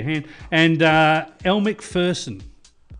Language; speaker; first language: English; native; English